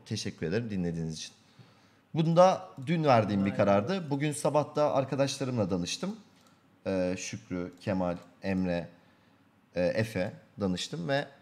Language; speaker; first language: Turkish; native; Turkish